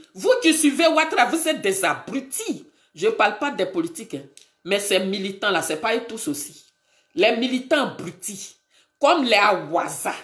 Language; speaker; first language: French; non-native, local second language; Baoulé